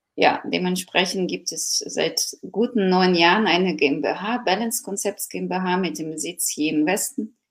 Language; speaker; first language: German; non-native, fluent; Ukrainian